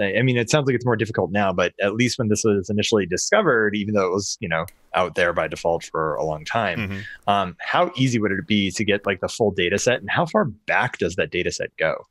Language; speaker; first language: English; native; English